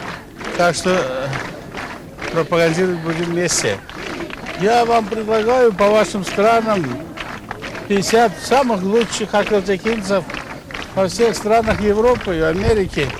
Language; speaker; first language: Russian; non-native, local second language; Turkmen